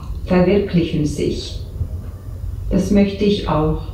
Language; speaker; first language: German; non-native, learner; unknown